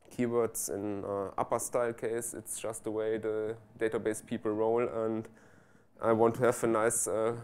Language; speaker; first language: English; non-native, fluent; German